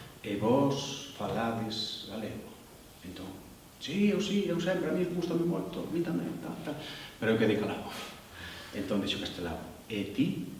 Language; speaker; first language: Galician; non-native, local second language; Spanish